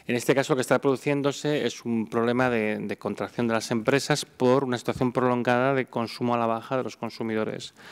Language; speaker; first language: Spanish; native; Spanish